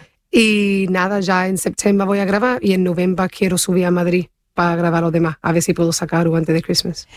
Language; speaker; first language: Spanish; early bilingual, heritage; Spanish